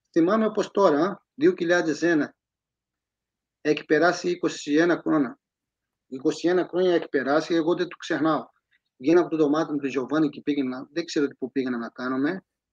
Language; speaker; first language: Greek; non-native, fluent; Portuguese